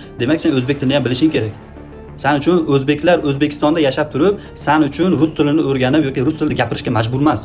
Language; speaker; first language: Uzbek; native; Uzbek